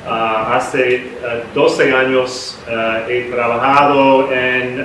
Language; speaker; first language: Spanish; non-native, learner; English